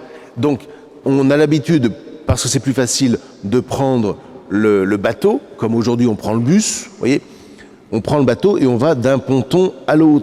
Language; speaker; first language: French; native; French